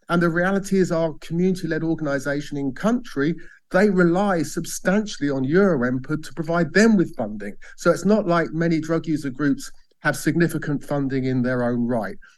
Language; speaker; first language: English; native; English